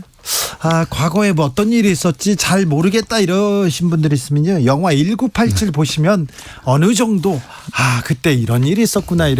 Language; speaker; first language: Korean; native; Korean